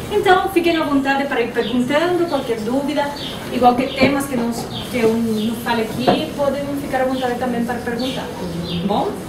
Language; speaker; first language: Portuguese; non-native, fluent; Spanish